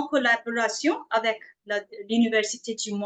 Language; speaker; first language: French; non-native, fluent; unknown